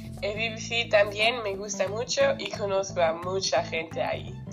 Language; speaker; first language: Spanish; non-native, learner; German